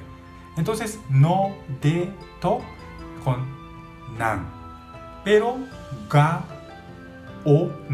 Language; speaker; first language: Spanish; non-native, learner; Japanese